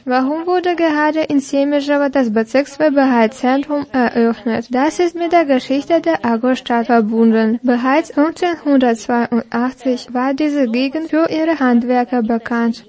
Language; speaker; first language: German; non-native, fluent; Russian